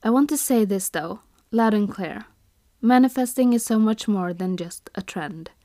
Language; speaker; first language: English; non-native, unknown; Norwegian